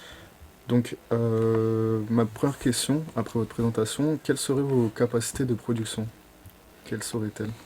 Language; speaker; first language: French; native; French